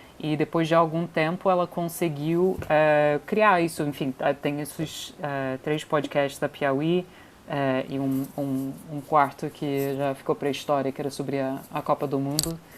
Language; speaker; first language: Portuguese; non-native, fluent; English